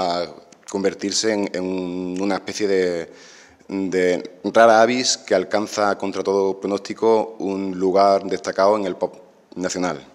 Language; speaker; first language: Spanish; native; Spanish